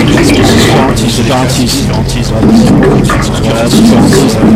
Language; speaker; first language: French; native; French